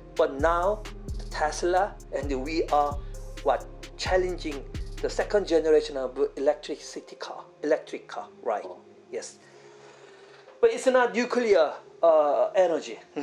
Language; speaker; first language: English; non-native, fluent; Korean